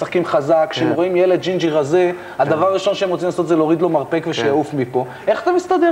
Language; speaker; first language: Hebrew; native; Hebrew